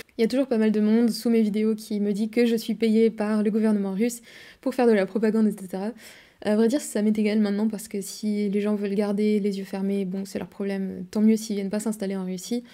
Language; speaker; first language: French; native; French